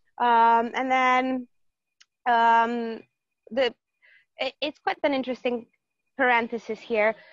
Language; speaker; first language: English; non-native, fluent; Romanian